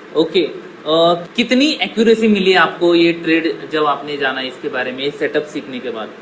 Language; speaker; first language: Hindi; non-native, local second language; Marathi